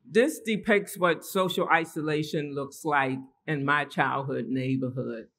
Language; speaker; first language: English; native; English